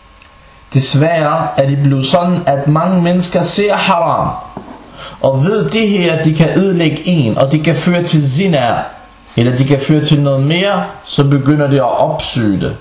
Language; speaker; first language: Danish; non-native, local second language; Arabic